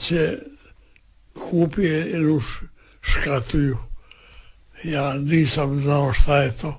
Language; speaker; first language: Serbian; native; Serbian